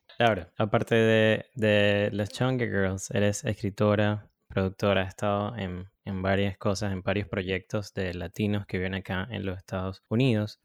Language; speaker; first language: Spanish; native; Spanish